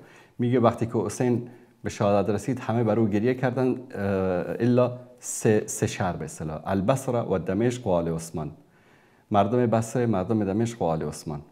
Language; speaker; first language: Persian; native; Persian